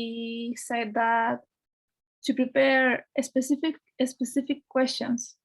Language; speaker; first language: English; non-native, fluent; Spanish